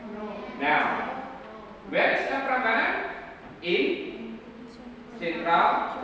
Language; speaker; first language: English; non-native, learner; Indonesian